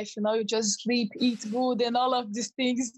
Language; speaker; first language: English; non-native, fluent; Portuguese